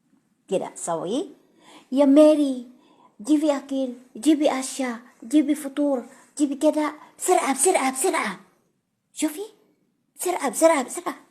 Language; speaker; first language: Arabic; non-native, learner; Oromo